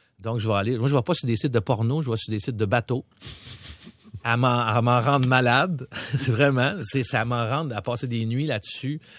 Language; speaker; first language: French; native; French